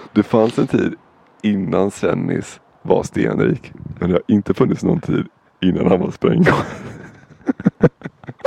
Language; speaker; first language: Swedish; native; Swedish